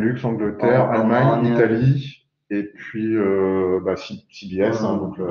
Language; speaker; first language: French; native; French